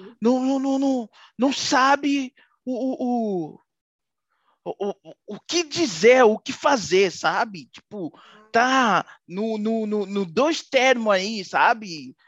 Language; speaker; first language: Portuguese; non-native, fluent; Haitian Creole